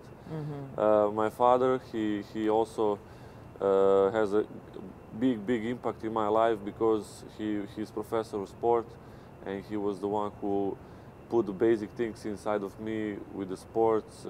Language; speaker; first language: English; non-native, fluent; Serbian